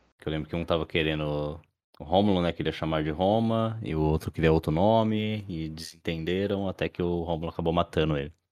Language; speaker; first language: Portuguese; native; Portuguese